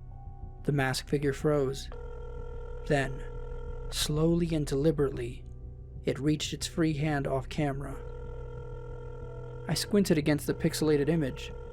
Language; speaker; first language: English; native; English